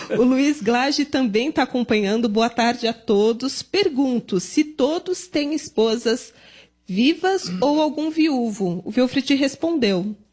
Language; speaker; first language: Portuguese; native; Portuguese